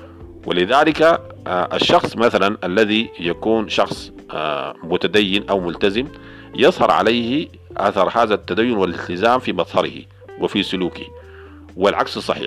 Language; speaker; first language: Arabic; native; Arabic